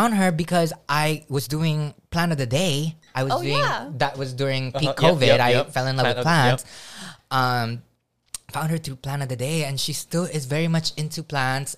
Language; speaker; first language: English; early bilingual, other home language; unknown